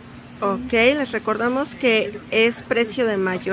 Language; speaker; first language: Spanish; native; Spanish